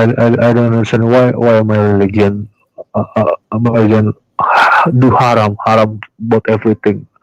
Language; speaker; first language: English; non-native, learner; Indonesian